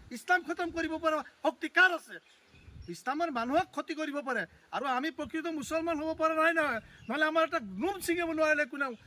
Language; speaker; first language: Assamese; non-native, local second language; Bangla